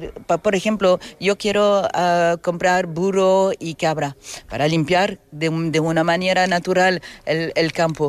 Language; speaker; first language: Spanish; early bilingual, heritage; French